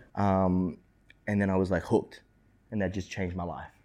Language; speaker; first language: English; early bilingual, other home language; Indonesian